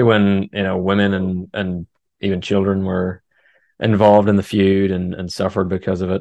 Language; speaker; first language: English; native; English